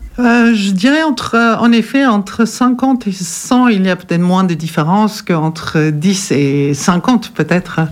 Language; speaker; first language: French; non-native, fluent; German